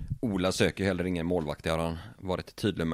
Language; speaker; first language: Swedish; native; Swedish